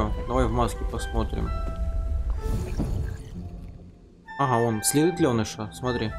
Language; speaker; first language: Russian; native; Russian